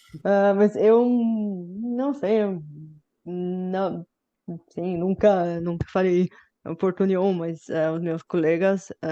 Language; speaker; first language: Portuguese; non-native, fluent; Bulgarian